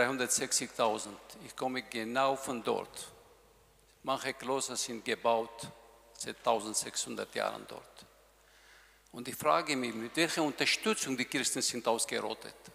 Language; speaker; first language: German; non-native, learner; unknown